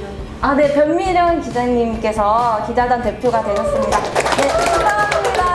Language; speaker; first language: Korean; native; Korean